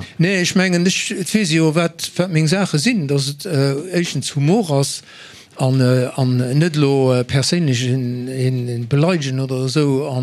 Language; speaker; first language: Luxembourgish; native; Luxembourgish